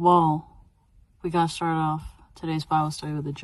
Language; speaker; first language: English; native; English